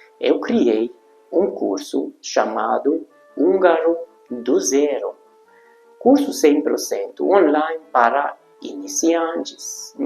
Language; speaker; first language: Portuguese; non-native, fluent; Hungarian